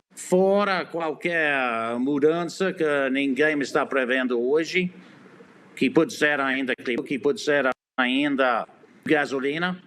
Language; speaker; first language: Portuguese; non-native, fluent; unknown